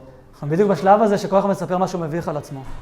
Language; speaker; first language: Hebrew; native; Hebrew